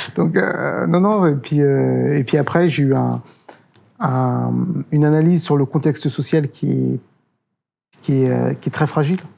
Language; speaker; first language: French; native; French